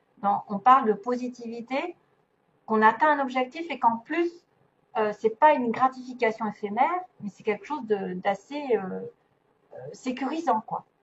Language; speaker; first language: French; native; French